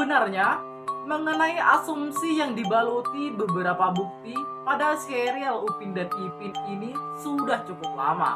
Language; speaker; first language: Indonesian; native; Indonesian